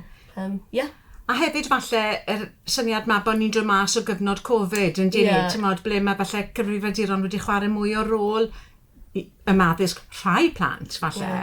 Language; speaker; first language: Welsh; native; Welsh